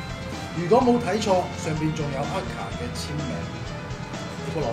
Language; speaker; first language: Cantonese; native; Cantonese